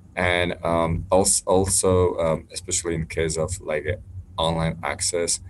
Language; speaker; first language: English; non-native, fluent; Slovak